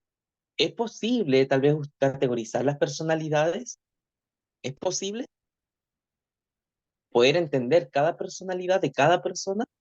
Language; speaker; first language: Spanish; native; Spanish